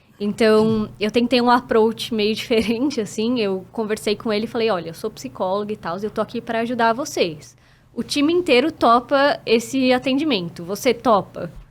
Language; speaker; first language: Portuguese; native; Portuguese